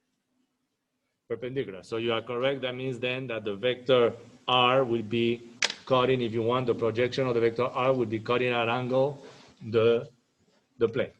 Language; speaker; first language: English; non-native, fluent; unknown